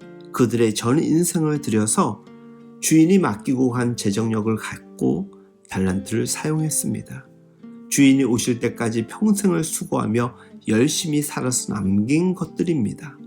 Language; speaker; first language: Korean; native; Korean